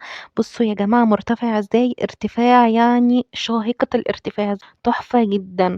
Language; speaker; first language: Arabic; native; Arabic